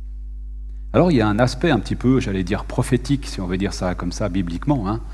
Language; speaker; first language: French; native; French